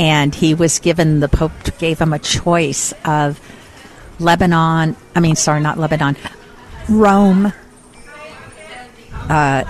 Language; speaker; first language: English; non-native, fluent; Arabic